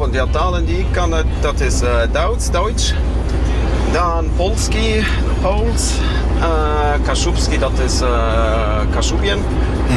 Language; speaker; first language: Dutch; non-native, fluent; Kashubian